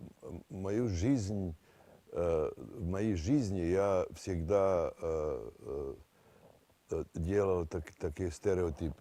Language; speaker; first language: Russian; non-native, fluent; Serbian